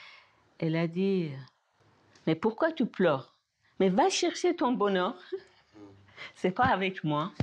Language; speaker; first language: French; non-native, fluent; Persian